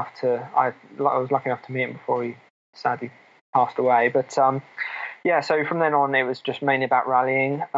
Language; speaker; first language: English; native; English